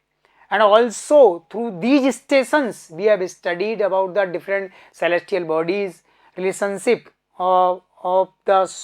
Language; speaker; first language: English; non-native, local second language; Hindi